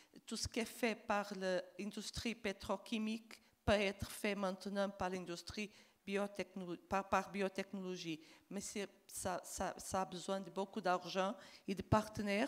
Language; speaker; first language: French; non-native, fluent; Portuguese